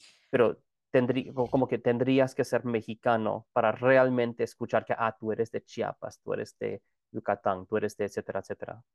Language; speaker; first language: Spanish; non-native, fluent; Gujarati